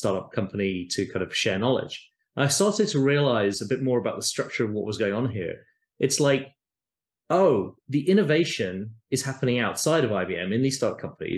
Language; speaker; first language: English; native; English